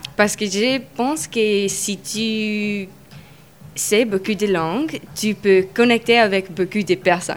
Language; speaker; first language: French; non-native, learner; English